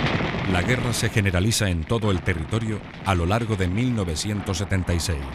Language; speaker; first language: Spanish; native; Spanish